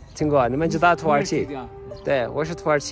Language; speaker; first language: Chinese; non-native, learner; Turkish